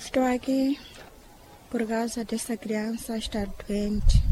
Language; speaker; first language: Portuguese; non-native, local second language; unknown